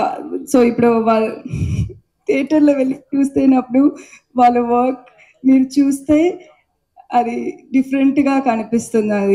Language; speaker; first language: Telugu; non-native, learner; Tamil